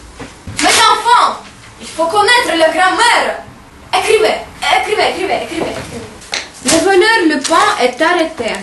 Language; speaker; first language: French; non-native, learner; Russian